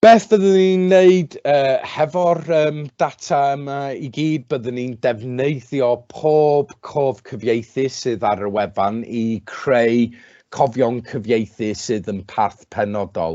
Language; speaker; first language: Welsh; non-native, local second language; English